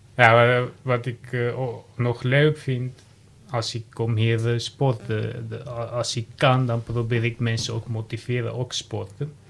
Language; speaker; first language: Dutch; non-native, fluent; Armenian